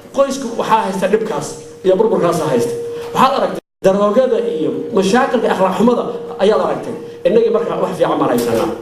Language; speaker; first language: Somali; native; Somali